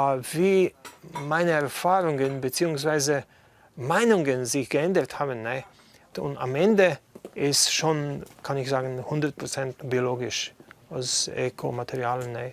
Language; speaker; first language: German; non-native, fluent; Slovenian